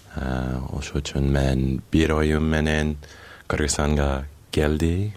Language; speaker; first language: Kyrgyz; non-native, learner; English